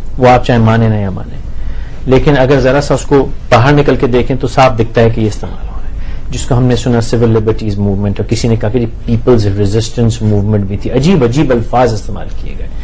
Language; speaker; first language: Urdu; native; Urdu